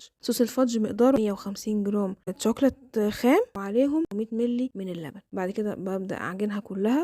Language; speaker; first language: Arabic; native; Arabic